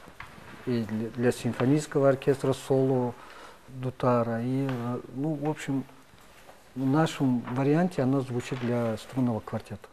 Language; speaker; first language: Russian; non-native, local second language; Tajik